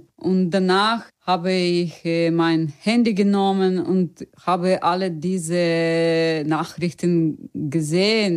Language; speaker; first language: German; non-native, learner; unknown